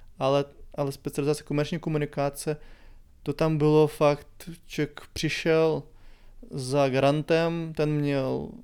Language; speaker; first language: Czech; non-native, fluent; Ukrainian